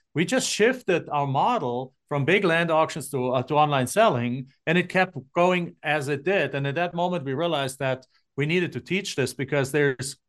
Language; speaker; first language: English; non-native, fluent; German